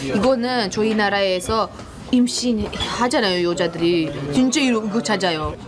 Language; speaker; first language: Korean; non-native, fluent; Uzbek